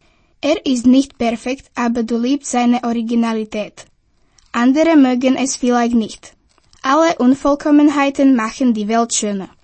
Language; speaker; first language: German; non-native, fluent; Slovak